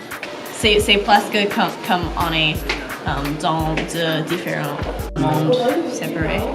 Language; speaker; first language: French; non-native, learner; English